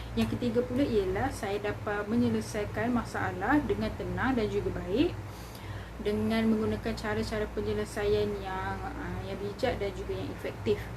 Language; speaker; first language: Malay; native; Malay